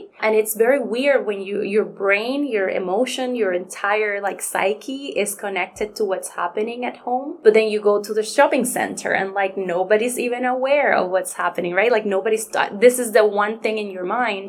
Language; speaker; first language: English; non-native, fluent; Spanish